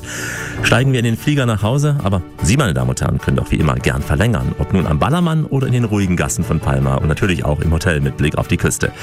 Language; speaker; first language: German; native; German